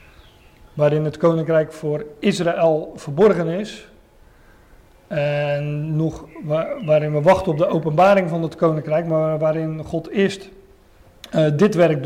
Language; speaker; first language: Dutch; native; Dutch